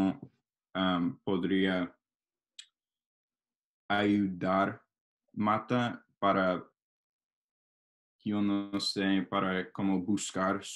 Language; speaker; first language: Spanish; non-native, learner; English